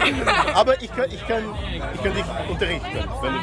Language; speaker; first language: German; non-native, fluent; Portuguese